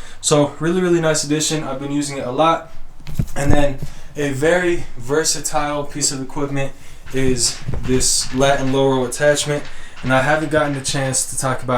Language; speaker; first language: English; native; English